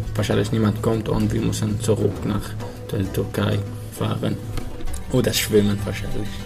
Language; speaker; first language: German; non-native, learner; Arabic